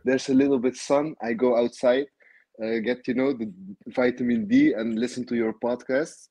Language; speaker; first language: English; non-native, fluent; Dutch